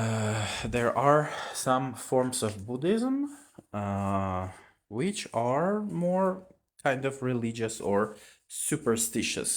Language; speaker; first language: English; non-native, fluent; Armenian